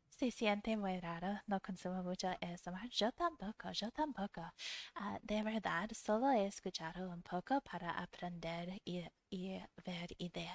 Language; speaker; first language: Spanish; non-native, fluent; English